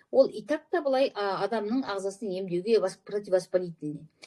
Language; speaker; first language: Russian; non-native, local second language; Kazakh